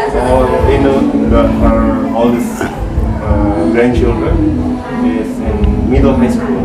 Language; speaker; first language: English; non-native, learner; Indonesian